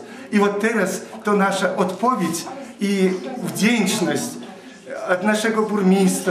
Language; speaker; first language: Polish; early bilingual, heritage; Polish